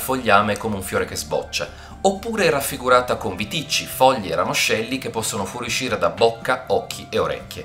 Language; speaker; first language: Italian; native; Italian